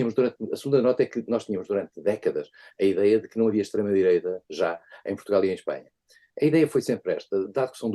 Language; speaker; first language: Portuguese; native; Portuguese